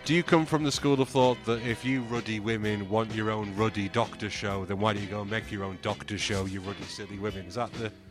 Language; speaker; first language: English; native; English